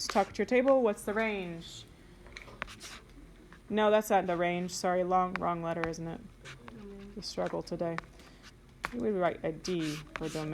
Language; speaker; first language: English; native; English